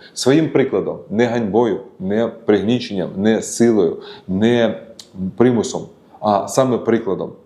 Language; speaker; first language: Ukrainian; non-native, local second language; Russian